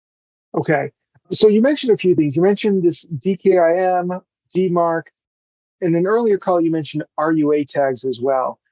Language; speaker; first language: English; native; English